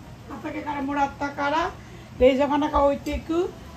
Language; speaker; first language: Japanese; non-native, learner; Bangla